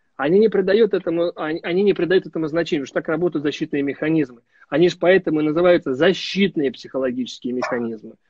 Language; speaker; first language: Russian; native; Russian